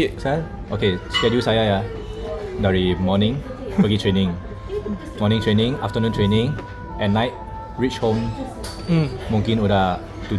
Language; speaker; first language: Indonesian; non-native, learner; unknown